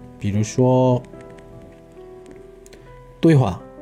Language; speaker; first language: Chinese; non-native, learner; Korean